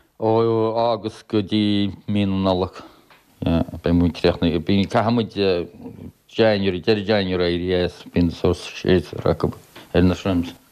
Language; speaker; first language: Irish; native; Irish